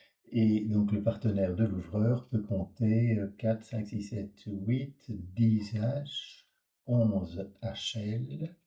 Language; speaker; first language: French; native; French